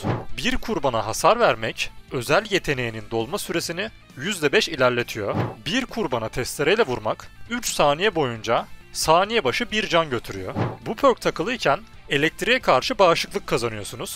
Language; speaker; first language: Turkish; native; Turkish